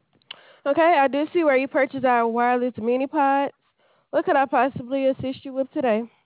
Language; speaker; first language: English; native; English